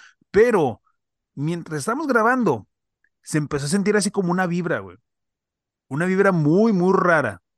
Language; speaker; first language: Spanish; native; Spanish